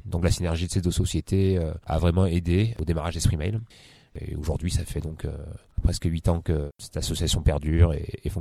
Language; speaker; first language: French; native; French